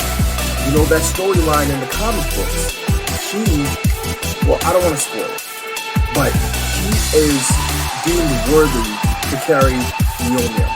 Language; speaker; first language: English; native; English